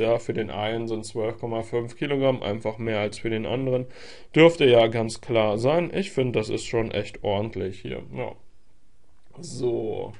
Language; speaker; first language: German; native; German